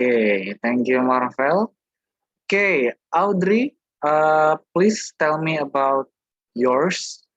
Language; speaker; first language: English; non-native, fluent; Indonesian